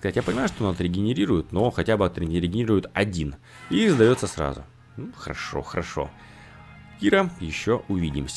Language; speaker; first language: Russian; native; Russian